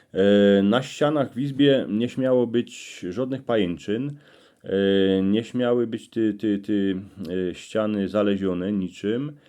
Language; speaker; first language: Polish; native; Polish